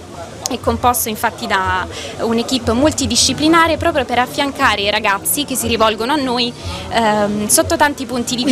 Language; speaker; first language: Italian; native; Italian